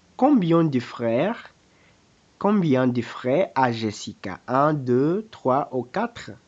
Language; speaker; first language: French; non-native, fluent; Portuguese